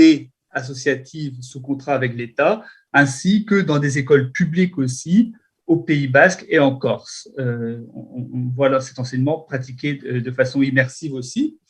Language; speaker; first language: French; native; French